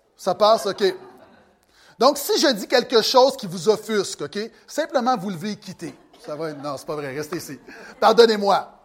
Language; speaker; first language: French; native; French